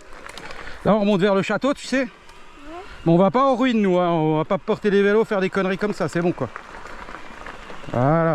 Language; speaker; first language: French; native; French